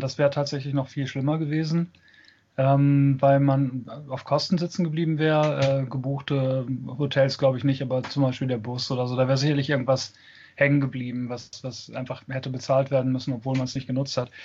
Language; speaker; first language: German; native; German